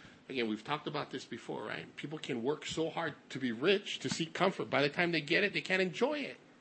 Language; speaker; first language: English; native; English